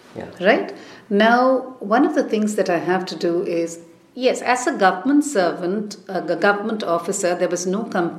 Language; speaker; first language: English; non-native, local second language; Tamil